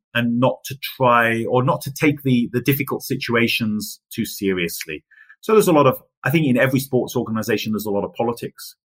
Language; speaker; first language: English; native; English